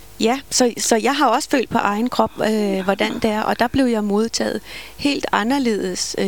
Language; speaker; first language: Danish; native; Danish